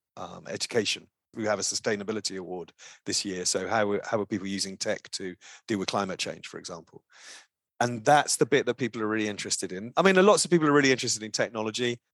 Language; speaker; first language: English; native; English